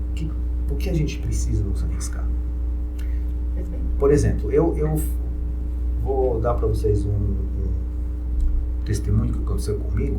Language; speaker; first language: Portuguese; non-native, fluent; Hebrew